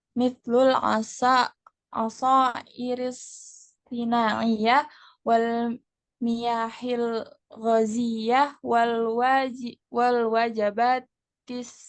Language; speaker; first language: Arabic; non-native, learner; Indonesian